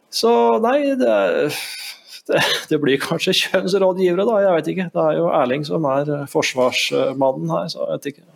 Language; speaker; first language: Norwegian; native; Norwegian